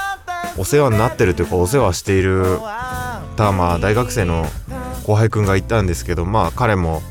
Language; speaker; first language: Japanese; native; Japanese